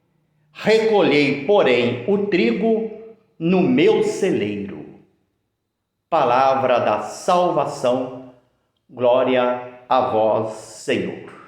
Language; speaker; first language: Portuguese; native; Portuguese